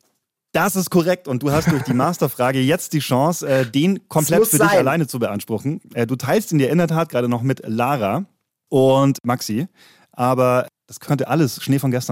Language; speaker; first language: German; native; German